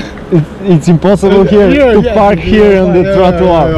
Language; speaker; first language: English; non-native, learner; Bulgarian